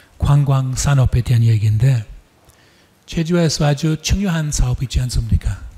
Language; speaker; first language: Korean; non-native, fluent; English